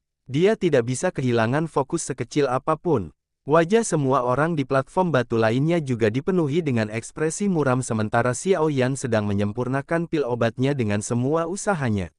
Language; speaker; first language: Indonesian; native; Indonesian